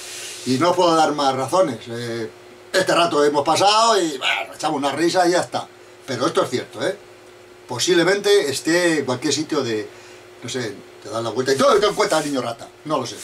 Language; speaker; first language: Spanish; native; Spanish